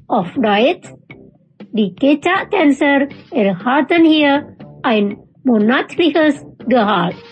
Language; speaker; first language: German; non-native, fluent; Indonesian